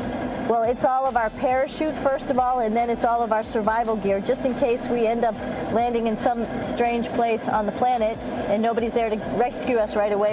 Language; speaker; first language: English; native; English